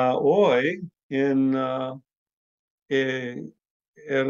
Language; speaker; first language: Spanish; non-native, learner; English